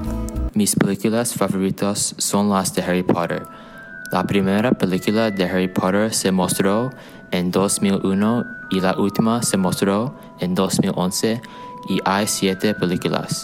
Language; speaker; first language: Spanish; non-native, learner; English